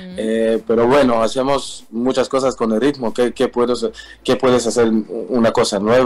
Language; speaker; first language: Spanish; non-native, learner; Hebrew